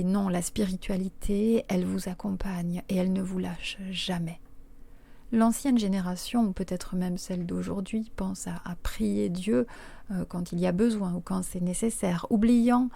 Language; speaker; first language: French; native; French